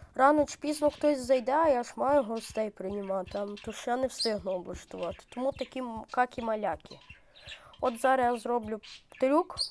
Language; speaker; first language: Ukrainian; non-native, local second language; Russian